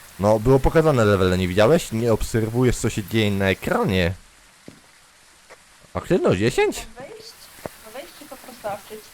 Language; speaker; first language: Polish; native; Polish